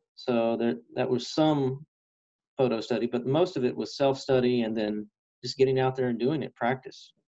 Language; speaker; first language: English; native; English